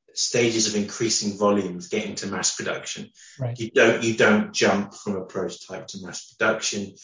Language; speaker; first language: English; native; English